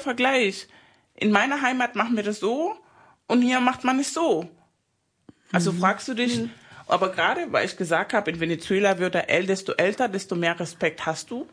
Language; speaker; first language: German; non-native, fluent; Spanish